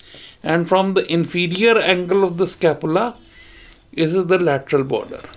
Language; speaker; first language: English; non-native, local second language; Hindi